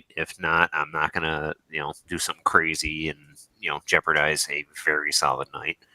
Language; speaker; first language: English; native; English